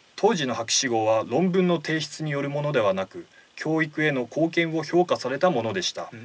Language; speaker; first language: Japanese; native; Japanese